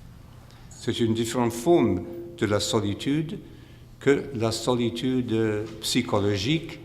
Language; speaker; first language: French; non-native, fluent; English